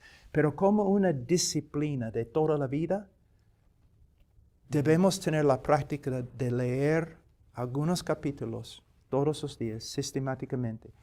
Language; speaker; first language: Spanish; non-native, fluent; English